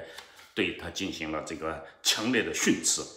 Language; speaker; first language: Chinese; native; Chinese